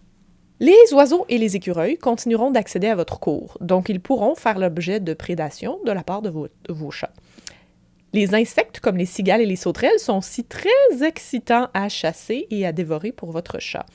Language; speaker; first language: French; native; French